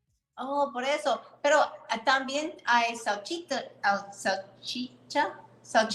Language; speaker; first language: Spanish; non-native, fluent; English